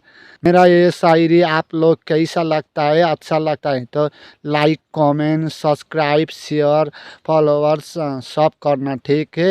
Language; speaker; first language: Hindi; non-native, learner; Nepali